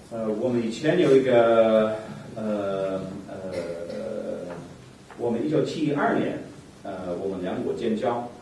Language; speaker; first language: Chinese; non-native, fluent; English